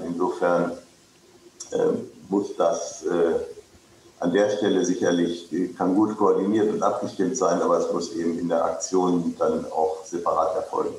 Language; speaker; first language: German; native; German